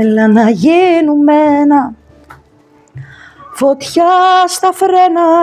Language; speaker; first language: Greek; native; Greek